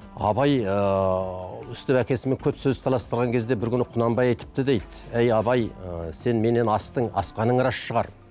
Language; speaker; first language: Kazakh; early bilingual, heritage; Kazakh